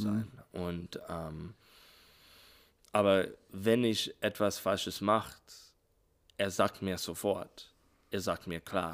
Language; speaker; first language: German; non-native, learner; English